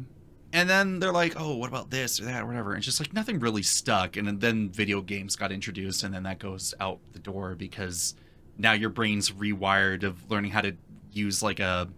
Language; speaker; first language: English; native; English